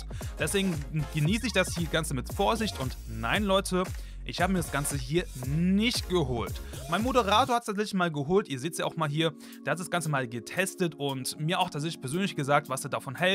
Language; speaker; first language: German; native; German